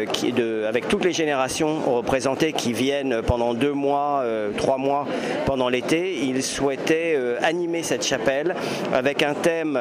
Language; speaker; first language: French; native; French